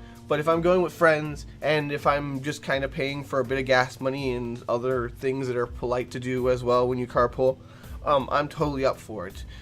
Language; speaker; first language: English; native; English